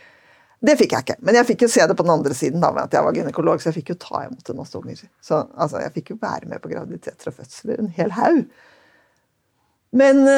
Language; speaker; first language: Norwegian; native; Norwegian